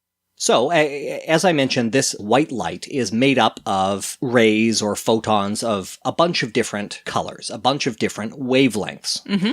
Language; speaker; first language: English; native; English